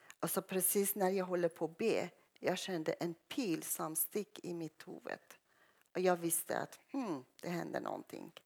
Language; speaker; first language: Swedish; non-native, fluent; Persian